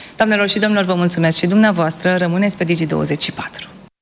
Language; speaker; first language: Romanian; native; Romanian